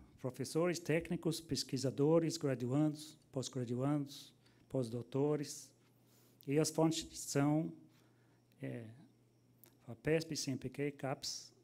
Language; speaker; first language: Portuguese; non-native, fluent; English